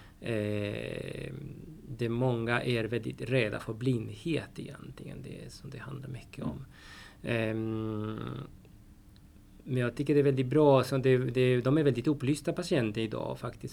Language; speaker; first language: Swedish; non-native, fluent; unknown